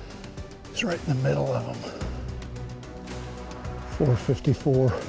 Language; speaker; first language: English; native; English